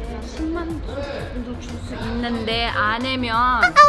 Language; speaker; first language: Korean; non-native, learner; Uzbek